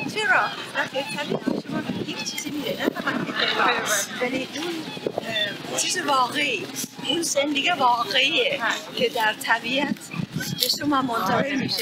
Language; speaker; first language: Persian; non-native, learner; Finnish